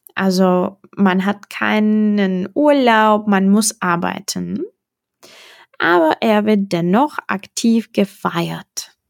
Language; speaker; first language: German; non-native, fluent; Czech